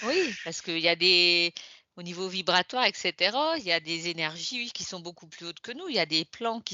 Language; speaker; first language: French; native; French